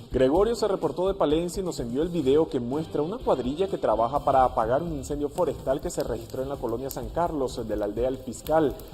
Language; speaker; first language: Spanish; native; Spanish